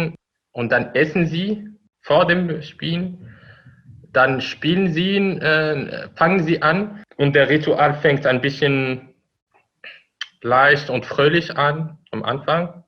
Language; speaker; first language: German; non-native, fluent; Arabic